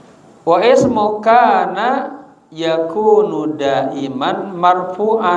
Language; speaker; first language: Arabic; non-native, fluent; Indonesian